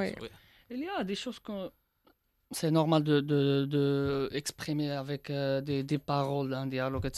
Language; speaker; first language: French; non-native, local second language; Arabic